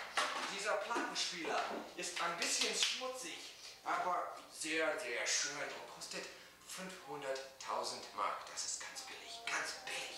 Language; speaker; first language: German; non-native, learner; English